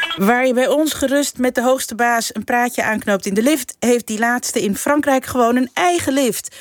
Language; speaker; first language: Dutch; non-native, local second language; Papiamento